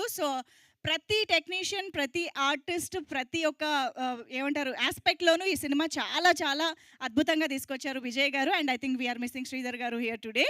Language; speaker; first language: Telugu; native; Telugu